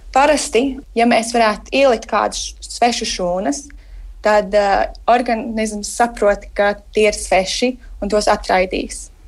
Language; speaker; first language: Latvian; early bilingual, heritage; Latvian